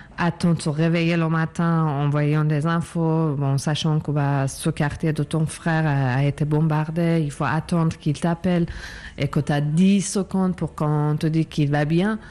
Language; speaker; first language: French; non-native, fluent; Persian